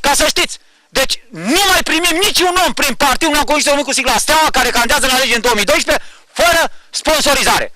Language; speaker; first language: Romanian; native; Romanian